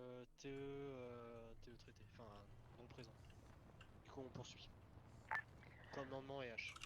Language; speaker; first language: French; native; French